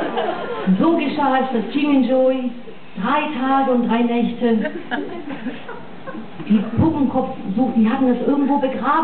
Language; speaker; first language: German; non-native, fluent; English